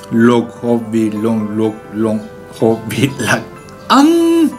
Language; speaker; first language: Vietnamese; non-native, fluent; Japanese